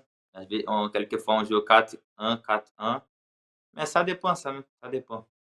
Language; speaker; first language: French; non-native, learner; Portuguese